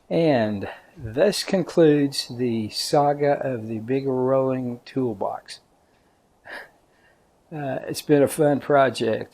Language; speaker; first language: English; native; English